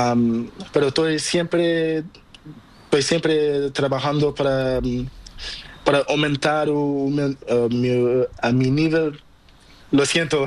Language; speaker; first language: Spanish; non-native, learner; Portuguese